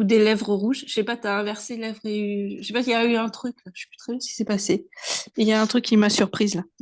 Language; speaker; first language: French; native; French